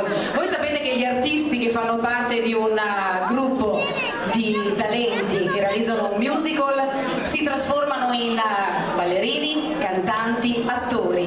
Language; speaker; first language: Italian; native; Italian